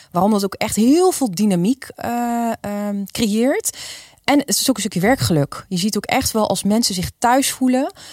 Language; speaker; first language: Dutch; native; Dutch